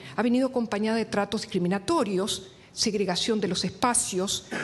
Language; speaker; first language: Spanish; native; Spanish